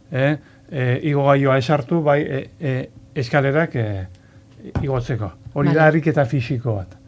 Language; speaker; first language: Basque; non-native, local second language; Spanish